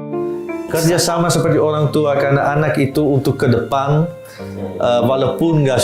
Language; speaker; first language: Indonesian; non-native, fluent; Dutch